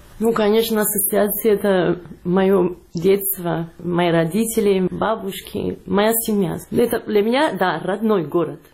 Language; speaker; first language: Russian; non-native, fluent; Catalan